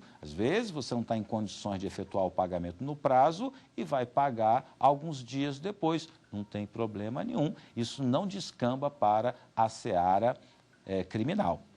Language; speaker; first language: Portuguese; native; Portuguese